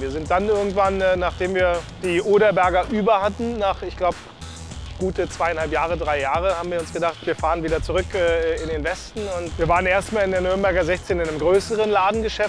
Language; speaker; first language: German; native; German